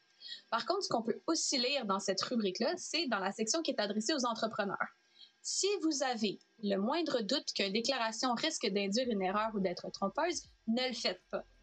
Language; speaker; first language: French; native; French